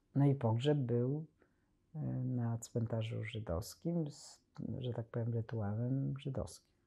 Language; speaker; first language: Polish; native; Polish